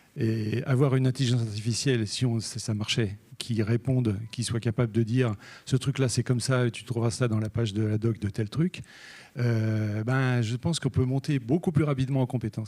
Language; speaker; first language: French; native; French